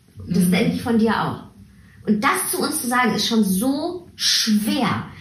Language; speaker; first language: German; early bilingual, other home language; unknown